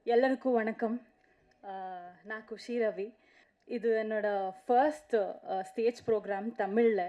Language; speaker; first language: Tamil; non-native, learner; Kannada